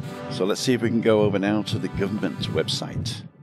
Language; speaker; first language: English; native; English